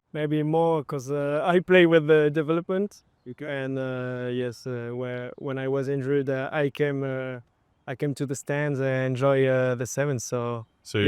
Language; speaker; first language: English; non-native, fluent; French